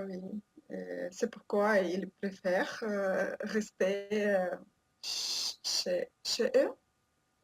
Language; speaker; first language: French; non-native, learner; Russian